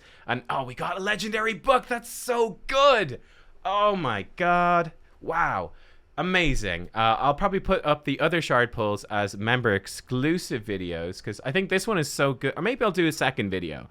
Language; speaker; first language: English; native; English